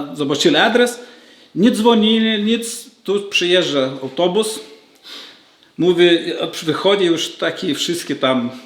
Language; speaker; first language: Polish; non-native, learner; Lithuanian